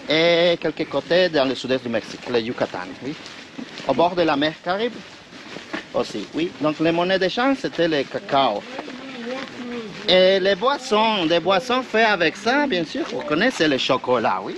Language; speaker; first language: French; non-native, fluent; Spanish